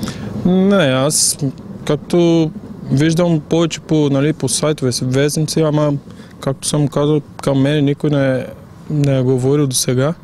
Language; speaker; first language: Bulgarian; non-native, learner; Portuguese